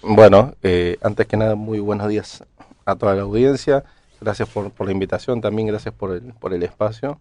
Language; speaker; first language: Spanish; native; Spanish